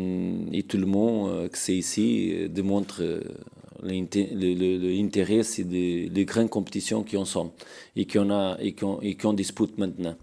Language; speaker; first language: French; non-native, learner; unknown